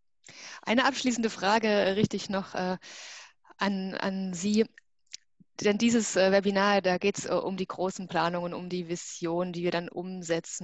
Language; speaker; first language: German; native; German